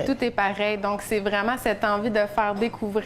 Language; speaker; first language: French; native; French